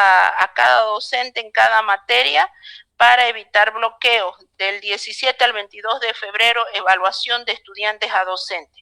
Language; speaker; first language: Spanish; native; Spanish